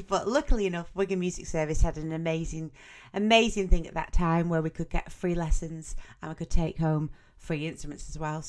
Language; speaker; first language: English; native; English